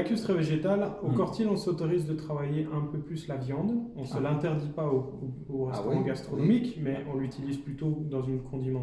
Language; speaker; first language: French; native; French